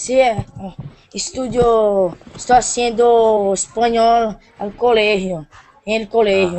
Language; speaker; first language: Spanish; non-native, learner; Portuguese